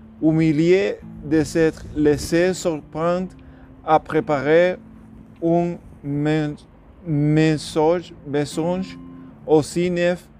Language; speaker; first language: French; non-native, learner; Spanish